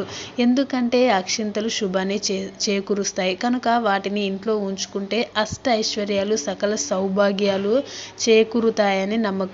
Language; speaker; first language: Telugu; native; Telugu